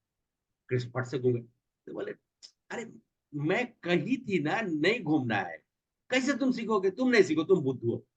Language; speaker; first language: Hindi; native; Hindi